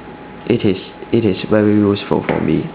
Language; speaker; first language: English; non-native, learner; Cantonese